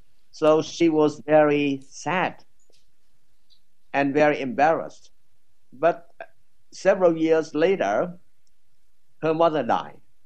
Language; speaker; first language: English; non-native, fluent; Vietnamese